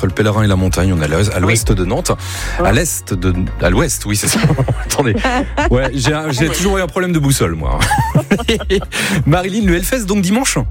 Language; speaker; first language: French; native; French